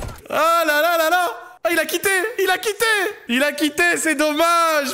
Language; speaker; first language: French; native; French